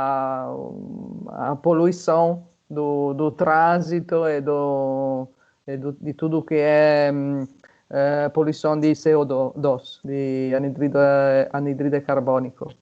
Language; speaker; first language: Portuguese; non-native, fluent; Italian